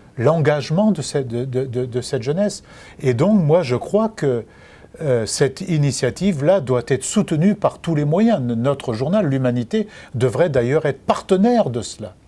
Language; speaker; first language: French; native; French